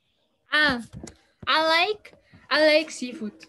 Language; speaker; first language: English; non-native, learner; Spanish